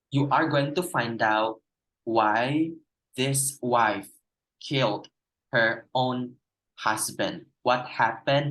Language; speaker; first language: English; non-native, fluent; Indonesian